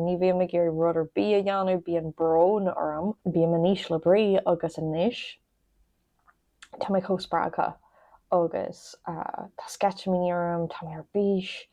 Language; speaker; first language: Irish; non-native, local second language; English